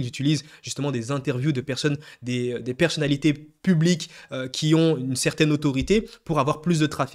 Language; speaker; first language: French; native; French